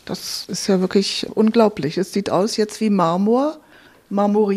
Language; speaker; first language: German; native; German